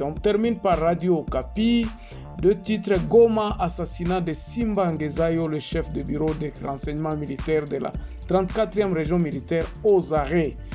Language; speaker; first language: French; non-native, local second language; Lingala